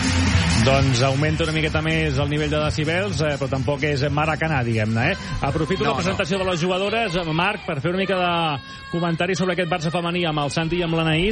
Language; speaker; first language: Catalan; native; Catalan